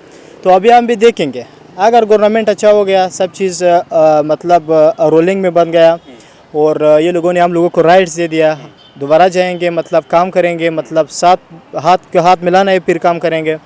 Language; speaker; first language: Hindi; non-native, fluent; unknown